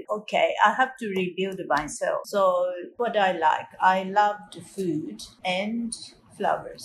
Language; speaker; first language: English; non-native, fluent; Japanese